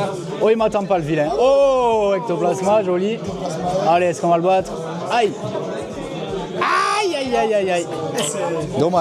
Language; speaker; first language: French; native; French